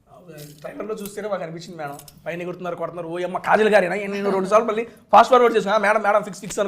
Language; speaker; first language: Telugu; native; Telugu